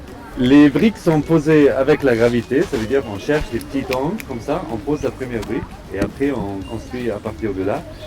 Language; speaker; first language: French; non-native, fluent; German